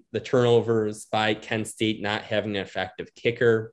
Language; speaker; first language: English; native; English